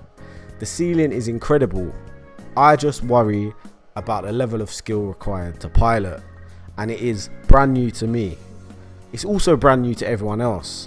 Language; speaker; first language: English; native; English